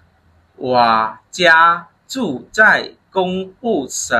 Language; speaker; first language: Chinese; non-native, fluent; Khmer